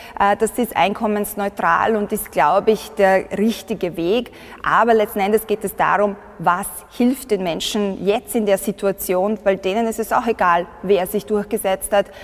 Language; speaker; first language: German; early bilingual, other home language; Bosnian